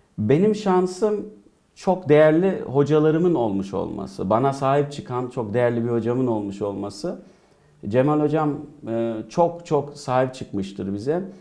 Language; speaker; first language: Turkish; early bilingual, heritage; Turkish